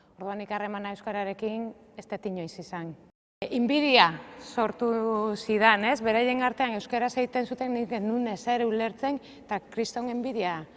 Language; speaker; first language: Basque; non-native, local second language; Spanish